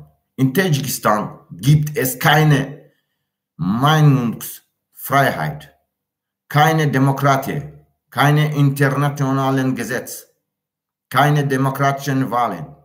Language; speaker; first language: German; non-native, learner; Tajik